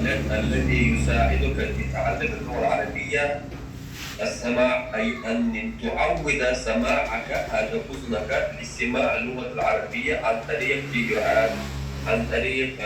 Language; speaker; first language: Arabic; non-native, fluent; Chechen